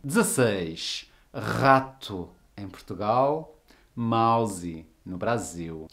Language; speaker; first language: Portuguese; native; Portuguese